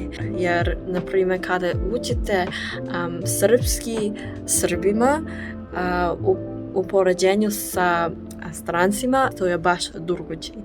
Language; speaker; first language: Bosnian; non-native, learner; French